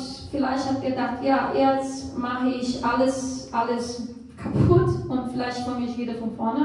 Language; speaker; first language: German; non-native, fluent; Portuguese